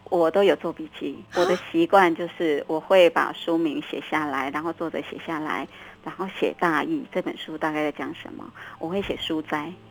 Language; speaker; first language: Chinese; non-native, local second language; Min Nan Chinese